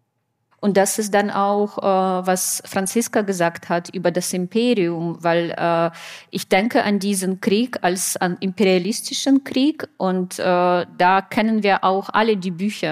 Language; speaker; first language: German; non-native, fluent; Russian